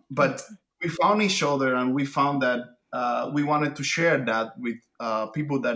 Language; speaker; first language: English; non-native, fluent; Spanish